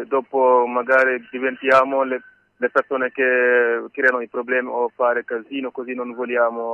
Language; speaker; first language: Italian; non-native, learner; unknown